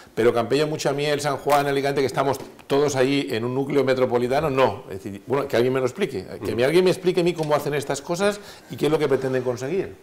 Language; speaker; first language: Spanish; native; Spanish